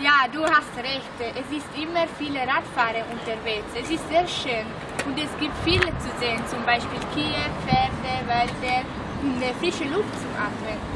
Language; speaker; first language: German; non-native, learner; Italian